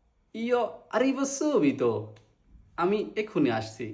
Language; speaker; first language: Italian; non-native, fluent; Bangla